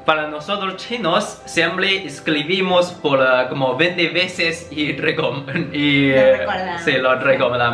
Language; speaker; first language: Spanish; non-native, learner; Chinese